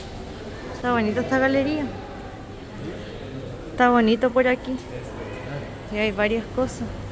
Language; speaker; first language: Spanish; native; Spanish